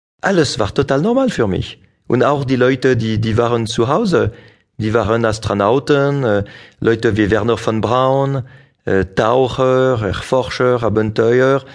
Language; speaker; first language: German; non-native, local second language; French